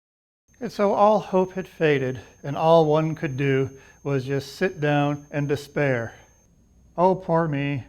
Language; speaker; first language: English; native; English